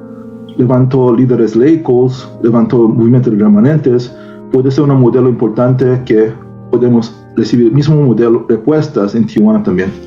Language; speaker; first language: Spanish; non-native, learner; Korean